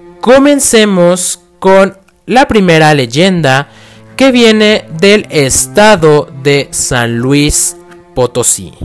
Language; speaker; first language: Spanish; native; Spanish